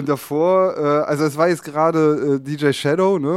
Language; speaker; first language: German; native; German